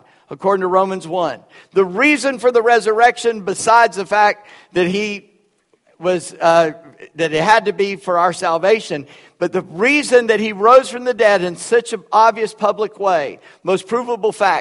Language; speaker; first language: English; early bilingual, other home language; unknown